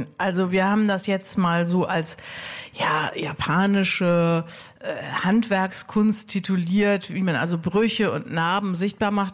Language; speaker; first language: German; native; German